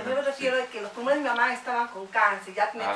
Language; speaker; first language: Spanish; native; Spanish